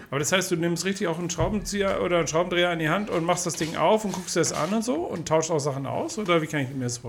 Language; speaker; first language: German; native; German